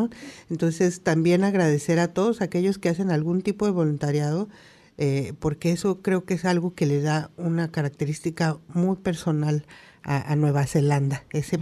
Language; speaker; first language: Spanish; native; Spanish